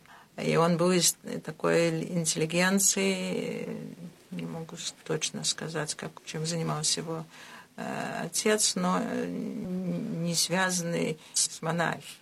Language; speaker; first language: Russian; early bilingual, heritage; Russian